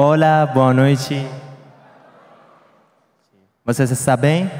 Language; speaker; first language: Portuguese; non-native, learner; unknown